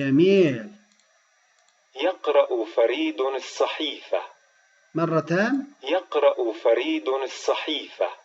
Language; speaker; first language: Arabic; non-native, fluent; Turkish